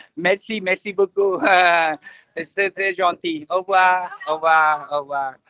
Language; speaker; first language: French; non-native, fluent; Hindi